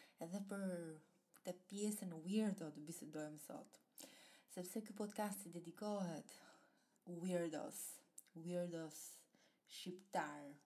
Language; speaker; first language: Albanian; early bilingual, heritage; Albanian